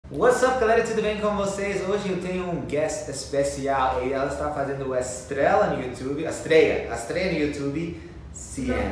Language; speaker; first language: Portuguese; non-native, fluent; English